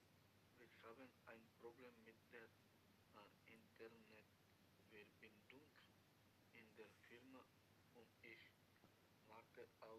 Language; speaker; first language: German; non-native, learner; Macedonian